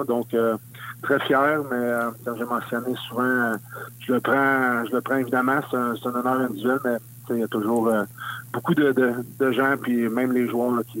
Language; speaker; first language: French; native; French